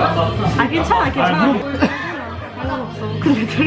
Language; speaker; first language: Korean; non-native, learner; French